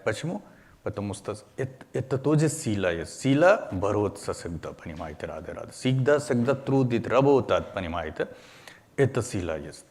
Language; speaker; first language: Russian; non-native, learner; Hindi